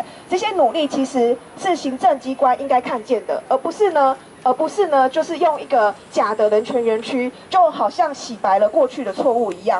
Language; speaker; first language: Chinese; native; Chinese